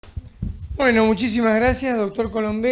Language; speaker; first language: Spanish; native; Spanish